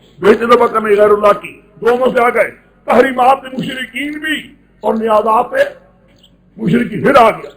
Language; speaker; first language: Urdu; non-native, local second language; Pashto